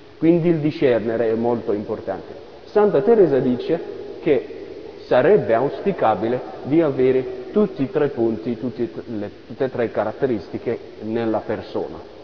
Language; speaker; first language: Italian; non-native, fluent; French